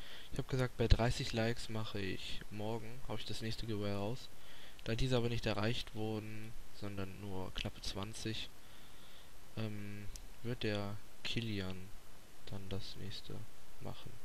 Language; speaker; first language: German; native; German